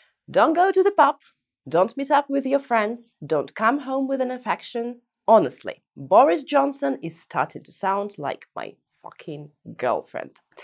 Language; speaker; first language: English; non-native, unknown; Russian